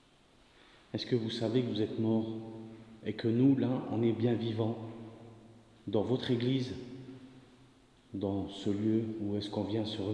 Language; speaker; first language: French; native; French